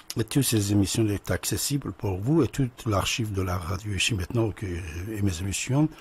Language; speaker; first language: French; non-native, fluent; Persian